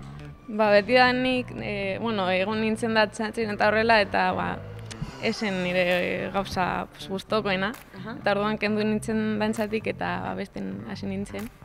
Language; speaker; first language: Basque; non-native, local second language; Spanish